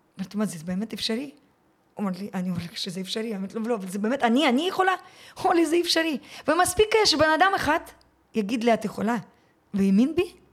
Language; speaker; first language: Hebrew; early bilingual, other home language; Russian